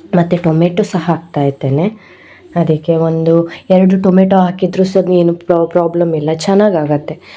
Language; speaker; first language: Kannada; non-native, local second language; Tulu